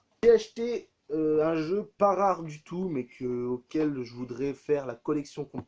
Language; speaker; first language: French; native; French